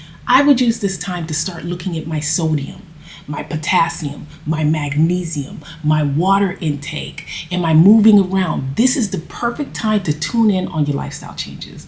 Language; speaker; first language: English; native; English